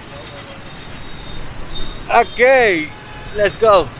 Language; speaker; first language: English; non-native, learner; Hindi